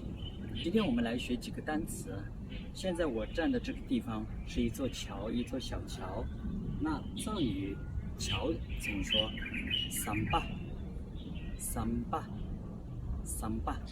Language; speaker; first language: Chinese; non-native, local second language; Tibetan